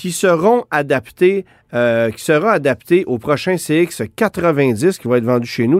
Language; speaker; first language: French; native; French